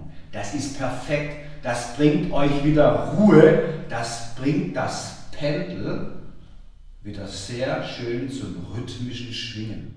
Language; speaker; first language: German; native; German